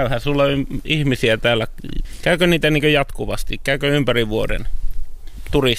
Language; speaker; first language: Finnish; native; Finnish